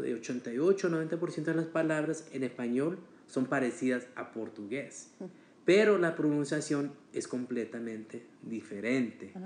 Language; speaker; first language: Spanish; early bilingual, heritage; Spanish